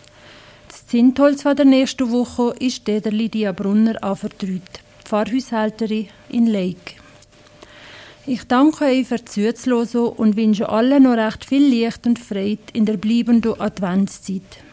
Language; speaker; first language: German; native; German